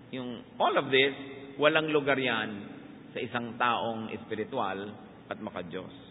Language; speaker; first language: Filipino; native; Filipino